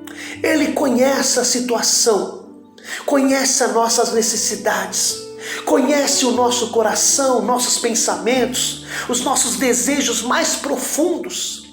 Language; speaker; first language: Portuguese; native; Portuguese